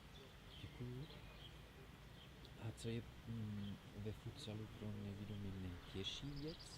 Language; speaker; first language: Czech; non-native, learner; English